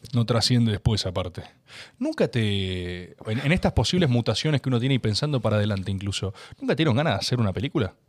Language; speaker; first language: Spanish; native; Spanish